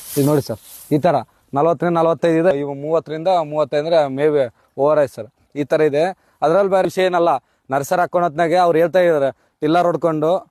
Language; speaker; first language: Kannada; native; Kannada